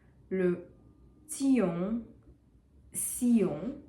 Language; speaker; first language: French; non-native, learner; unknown